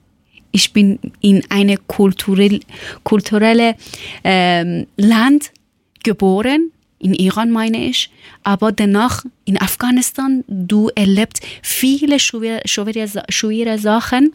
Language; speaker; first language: German; non-native, learner; Persian